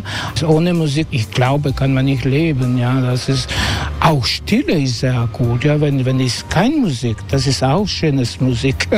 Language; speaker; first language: German; non-native, learner; Croatian